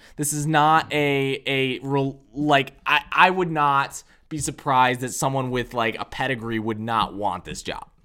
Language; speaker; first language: English; native; English